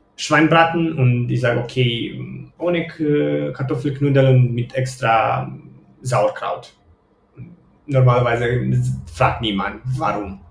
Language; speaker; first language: German; non-native, fluent; Romanian